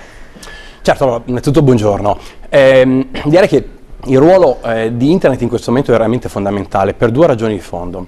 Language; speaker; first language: Italian; native; Italian